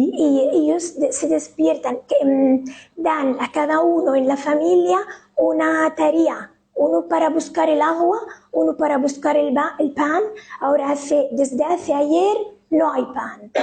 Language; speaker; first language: Spanish; non-native, fluent; Arabic